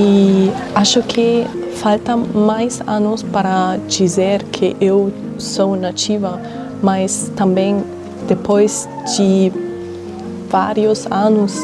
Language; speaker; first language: Portuguese; non-native, fluent; German